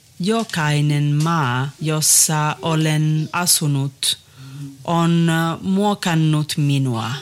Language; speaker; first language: Finnish; non-native, learner; Italian